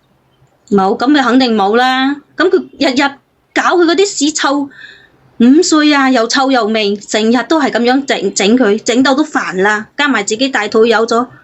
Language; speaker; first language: Cantonese; native; Cantonese